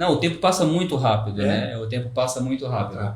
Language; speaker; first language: Portuguese; native; Portuguese